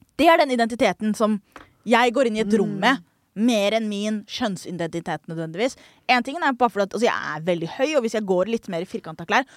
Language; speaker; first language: Norwegian; early bilingual, other home language; Somali